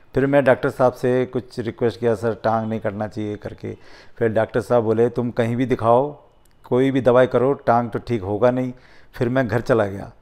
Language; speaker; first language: Hindi; native; Hindi